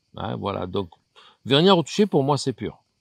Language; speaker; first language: French; native; French